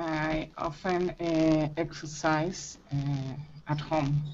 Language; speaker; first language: English; non-native, learner; Spanish